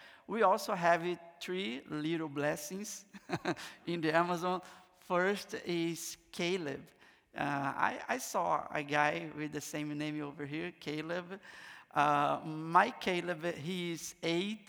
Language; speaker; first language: English; non-native, learner; Portuguese